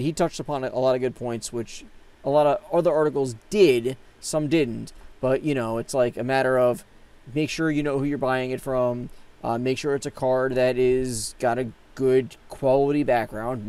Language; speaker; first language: English; native; English